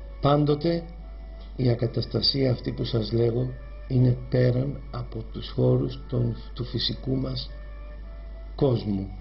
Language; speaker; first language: Greek; native; Greek